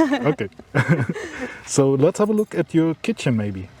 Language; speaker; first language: English; non-native, fluent; German